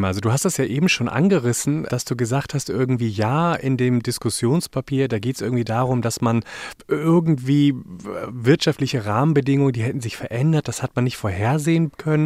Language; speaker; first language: German; native; German